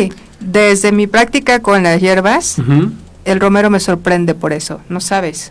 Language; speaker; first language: Spanish; native; Spanish